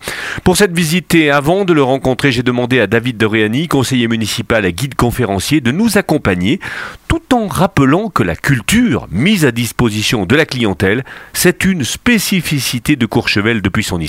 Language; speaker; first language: French; native; French